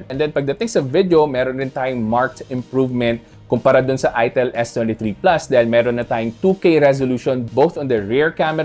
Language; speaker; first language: Filipino; native; Filipino